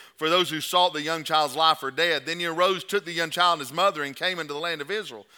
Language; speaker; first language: English; native; English